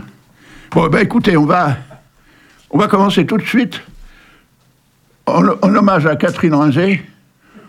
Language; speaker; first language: French; native; French